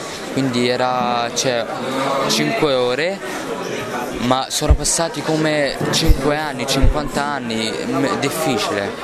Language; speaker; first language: Italian; non-native, learner; Arabic